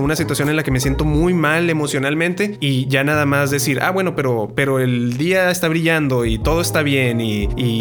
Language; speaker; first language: Spanish; native; Spanish